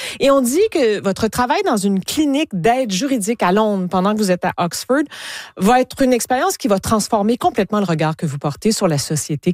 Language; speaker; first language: French; native; French